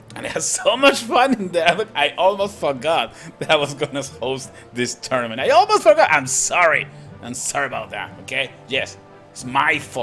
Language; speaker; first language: English; non-native, fluent; Spanish